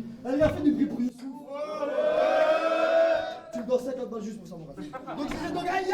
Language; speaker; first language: French; native; French